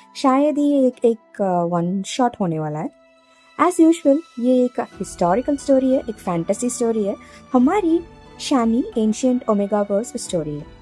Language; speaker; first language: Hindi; non-native, local second language; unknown